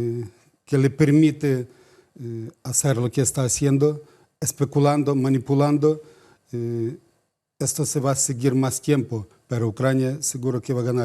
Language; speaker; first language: Spanish; non-native, fluent; Ukrainian